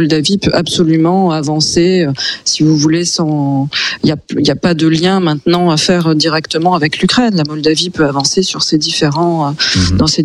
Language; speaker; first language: French; native; French